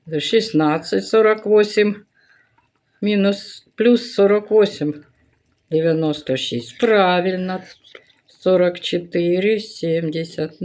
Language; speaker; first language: Ukrainian; native; Ukrainian